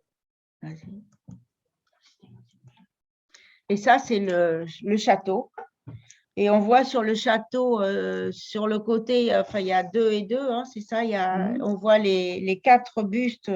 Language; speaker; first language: French; native; French